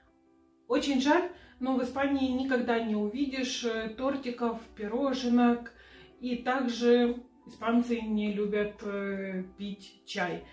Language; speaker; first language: Russian; native; Russian